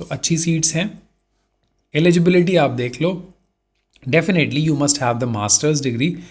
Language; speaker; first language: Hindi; native; Hindi